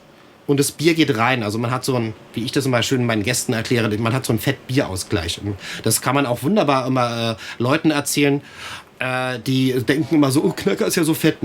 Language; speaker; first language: German; native; German